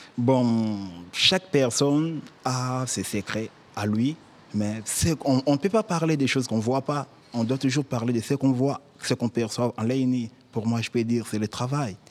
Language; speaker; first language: French; non-native, local second language; Lingala